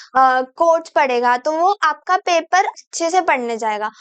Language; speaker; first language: Hindi; non-native, local second language; Marathi